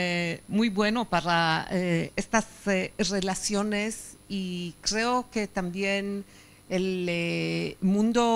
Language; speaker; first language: Spanish; non-native, fluent; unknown